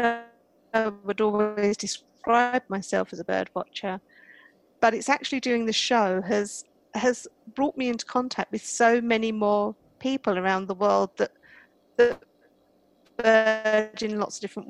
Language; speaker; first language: English; native; English